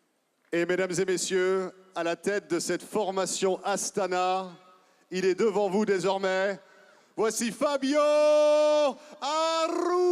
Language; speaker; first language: French; native; French